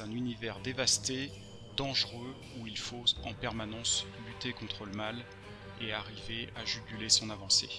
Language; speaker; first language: French; native; French